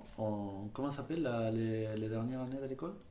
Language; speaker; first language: French; non-native, fluent; Spanish